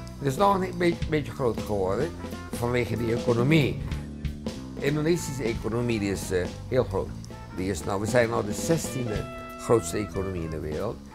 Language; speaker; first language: Dutch; non-native, fluent; Indonesian